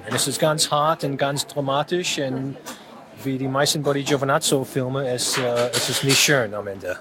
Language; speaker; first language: German; non-native, fluent; English